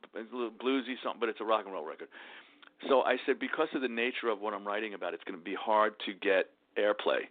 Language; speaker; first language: English; native; English